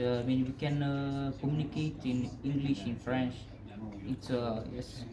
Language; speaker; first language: English; non-native, learner; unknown